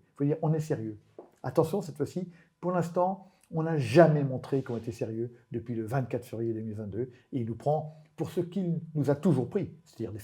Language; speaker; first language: French; native; French